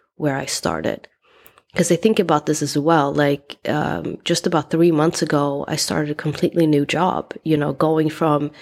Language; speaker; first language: English; non-native, fluent; Swedish